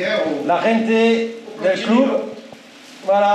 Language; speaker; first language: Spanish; non-native, learner; French